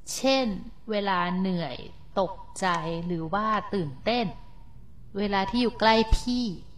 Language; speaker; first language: Thai; native; Thai